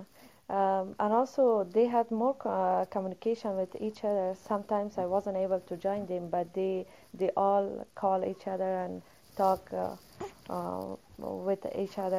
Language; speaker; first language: English; non-native, fluent; Persian